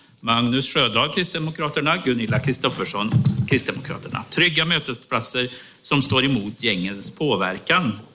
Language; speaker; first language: Swedish; native; Swedish